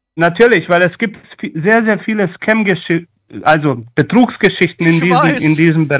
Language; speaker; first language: German; non-native, fluent; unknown